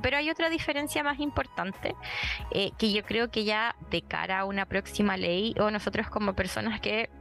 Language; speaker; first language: Spanish; native; Spanish